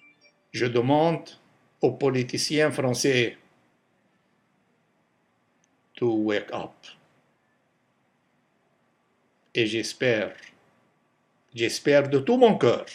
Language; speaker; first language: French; non-native, local second language; Arabic